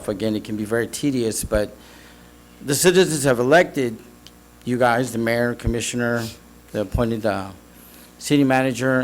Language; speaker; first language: English; native; English